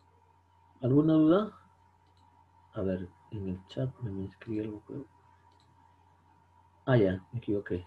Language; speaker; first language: Spanish; native; Spanish